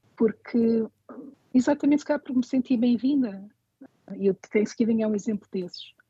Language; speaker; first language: Portuguese; native; Portuguese